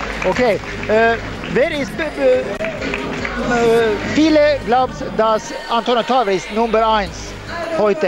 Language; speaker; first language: German; non-native, learner; Swedish